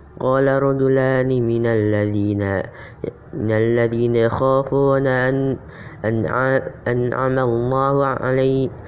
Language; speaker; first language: Arabic; non-native, learner; Indonesian